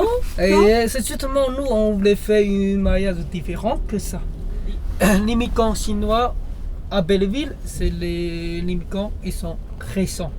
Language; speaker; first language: French; non-native, learner; Chinese